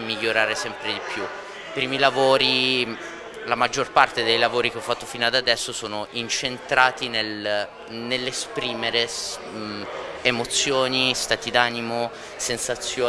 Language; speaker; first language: Italian; native; Italian